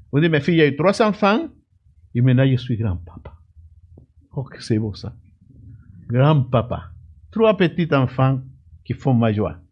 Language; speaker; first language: French; non-native, fluent; Spanish